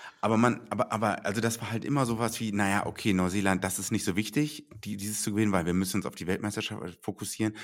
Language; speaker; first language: German; native; German